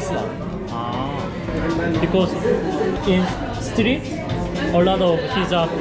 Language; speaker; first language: English; non-native, learner; Korean